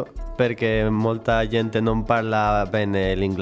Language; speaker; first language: Italian; non-native, learner; Spanish